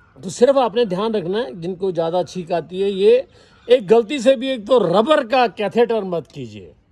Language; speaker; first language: Hindi; non-native, local second language; Punjabi